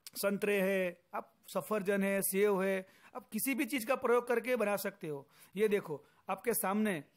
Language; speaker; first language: Hindi; non-native, local second language; Gujarati